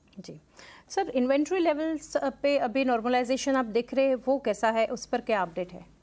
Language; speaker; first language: Hindi; non-native, local second language; Gujarati